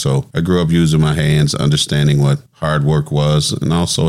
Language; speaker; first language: English; native; English